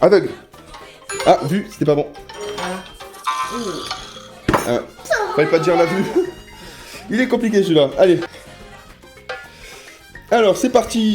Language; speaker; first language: French; native; French